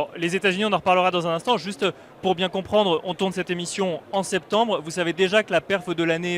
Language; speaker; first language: French; native; French